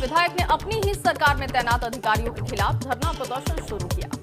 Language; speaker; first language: Hindi; native; Hindi